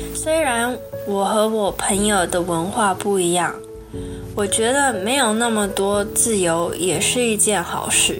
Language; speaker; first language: Chinese; early bilingual, heritage; Chinese